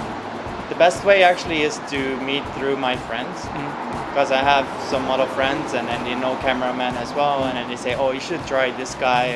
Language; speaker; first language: English; non-native, fluent; Dutch